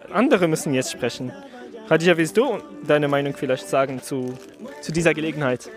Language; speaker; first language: German; non-native, fluent; Arabic